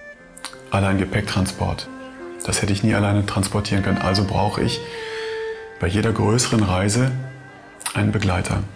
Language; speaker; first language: German; native; German